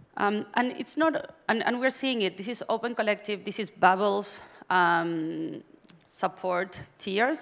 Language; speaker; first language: English; non-native, fluent; Spanish